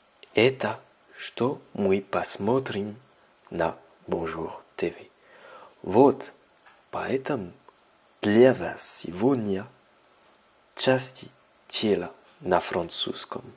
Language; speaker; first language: Russian; non-native, learner; French